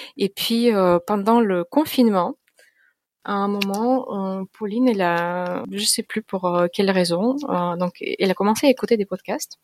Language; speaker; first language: French; non-native, fluent; Russian